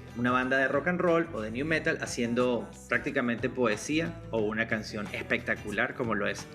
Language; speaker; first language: Spanish; native; Spanish